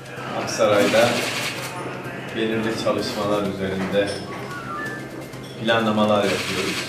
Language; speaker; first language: Turkish; native; Turkish